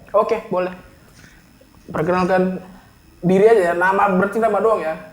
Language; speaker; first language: Indonesian; native; Indonesian